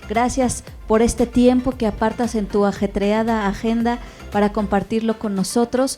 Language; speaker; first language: Spanish; native; Spanish